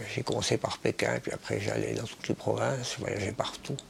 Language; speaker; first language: French; native; French